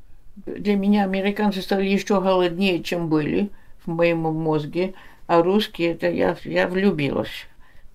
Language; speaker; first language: Russian; early bilingual, heritage; Russian